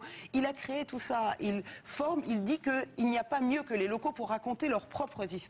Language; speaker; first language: French; native; French